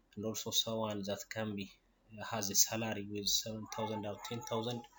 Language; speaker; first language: English; non-native, local second language; Amharic